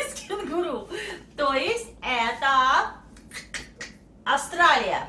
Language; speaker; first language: Russian; native; Russian